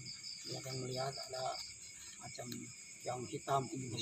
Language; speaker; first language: Indonesian; native; Indonesian